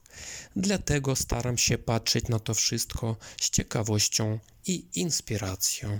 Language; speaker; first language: Polish; non-native, fluent; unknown